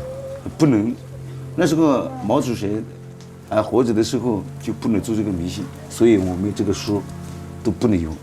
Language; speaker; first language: Chinese; non-native, local second language; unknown